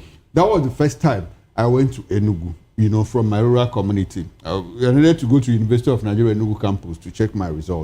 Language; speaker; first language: English; non-native, local second language; Igbo